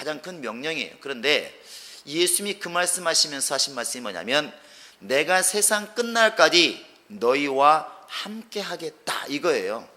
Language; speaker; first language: Korean; native; Korean